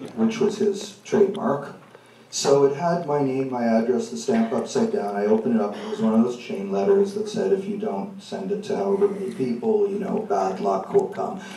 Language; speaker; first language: English; native; English